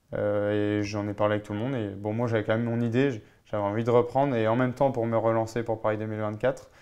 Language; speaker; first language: French; native; French